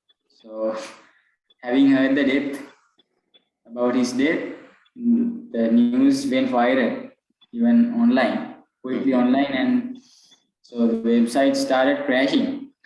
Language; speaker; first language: English; non-native, local second language; Sinhala